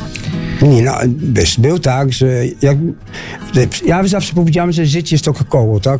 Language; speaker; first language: Polish; non-native, fluent; Dutch